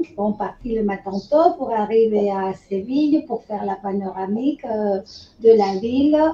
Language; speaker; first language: French; non-native, fluent; Spanish